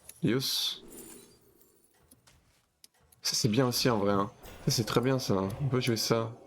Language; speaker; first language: French; native; French